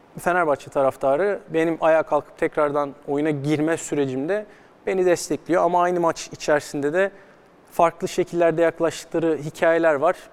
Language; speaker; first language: Turkish; native; Turkish